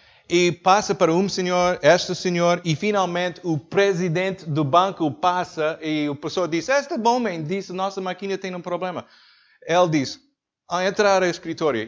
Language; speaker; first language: Portuguese; non-native, learner; English